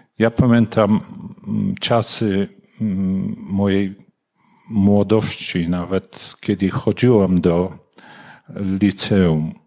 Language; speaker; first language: Polish; non-native, fluent; Kurdish